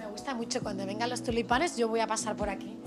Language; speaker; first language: Spanish; native; Spanish